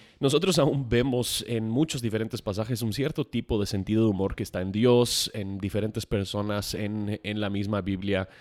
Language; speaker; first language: Spanish; non-native, fluent; English